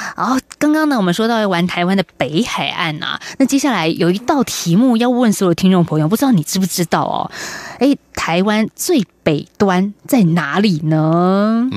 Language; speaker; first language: Chinese; native; Chinese